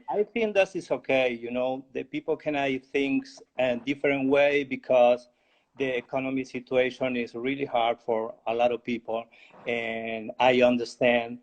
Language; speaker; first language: English; non-native, learner; Spanish